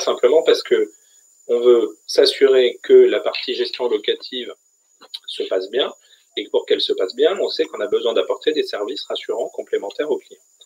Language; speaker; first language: French; native; French